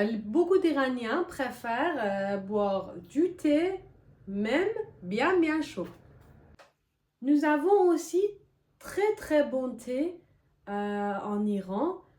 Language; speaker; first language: French; non-native, fluent; Persian